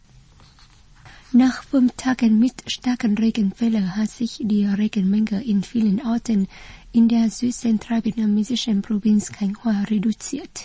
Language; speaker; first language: German; non-native, fluent; Vietnamese